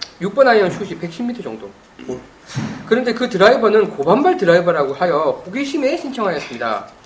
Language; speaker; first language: Korean; native; Korean